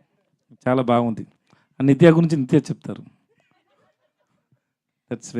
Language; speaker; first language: Telugu; non-native, learner; Tamil